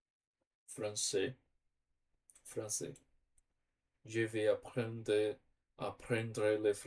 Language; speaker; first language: French; non-native, learner; Portuguese